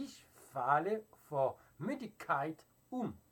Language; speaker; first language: German; non-native, fluent; French